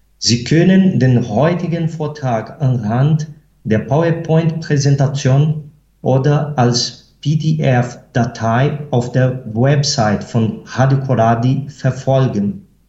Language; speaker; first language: German; non-native, fluent; Portuguese